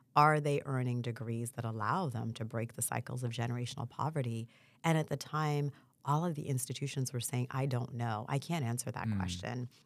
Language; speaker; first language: English; early bilingual, other home language; Haitian Creole